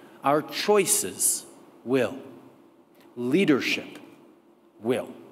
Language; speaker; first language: English; early bilingual, other home language; French